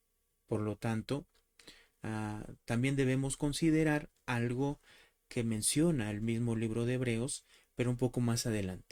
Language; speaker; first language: Spanish; native; Spanish